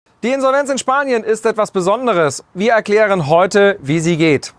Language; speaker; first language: German; native; German